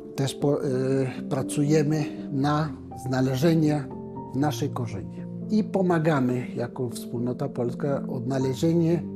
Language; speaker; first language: Polish; early bilingual, heritage; Spanish